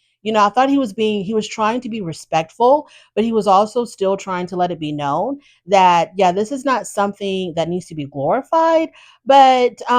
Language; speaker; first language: English; native; English